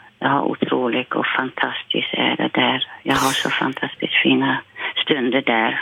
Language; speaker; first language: Swedish; non-native, fluent; Dutch